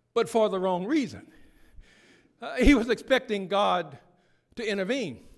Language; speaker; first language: English; native; English